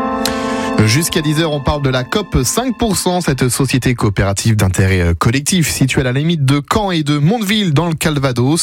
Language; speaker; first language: French; native; French